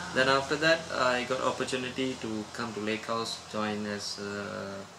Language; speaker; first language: English; non-native, local second language; Tamil